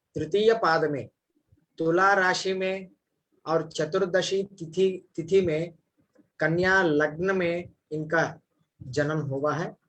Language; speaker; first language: Hindi; non-native, local second language; Kannada